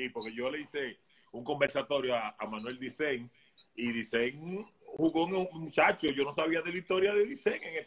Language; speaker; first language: Spanish; native; Spanish